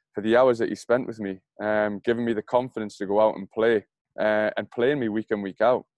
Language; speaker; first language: English; native; English